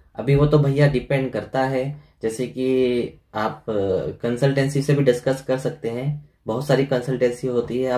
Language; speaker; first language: Hindi; native; Hindi